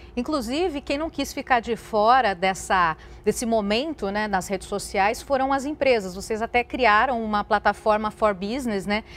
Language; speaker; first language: Portuguese; native; Portuguese